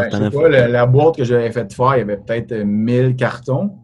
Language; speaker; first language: French; native; French